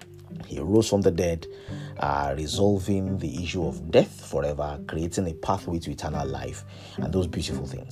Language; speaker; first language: English; non-native, local second language; Yoruba